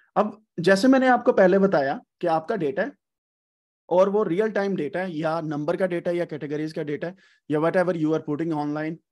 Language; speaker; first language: Urdu; non-native, local second language; Punjabi